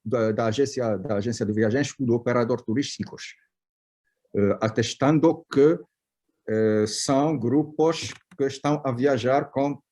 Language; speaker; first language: Portuguese; non-native, fluent; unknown